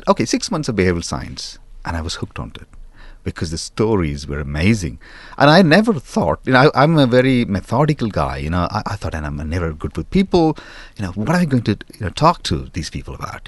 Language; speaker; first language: English; non-native, local second language; Tamil